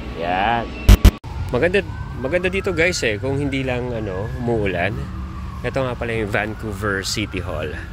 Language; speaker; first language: Filipino; native; Filipino